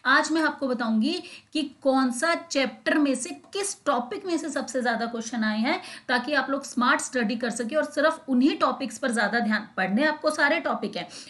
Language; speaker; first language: Hindi; native; Hindi